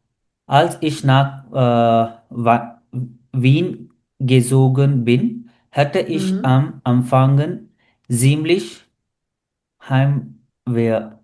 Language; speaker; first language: German; non-native, learner; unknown